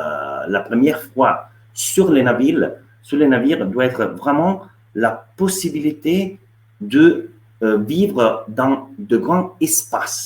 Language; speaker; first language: French; non-native, fluent; Italian